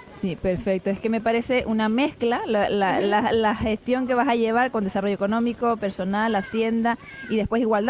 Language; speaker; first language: Spanish; native; Spanish